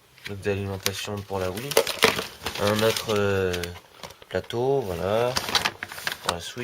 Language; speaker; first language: French; native; French